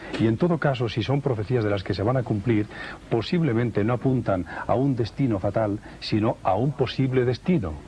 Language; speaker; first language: Spanish; native; Spanish